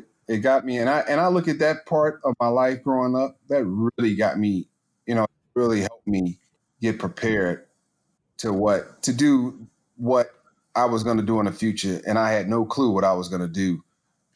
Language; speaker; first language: English; native; English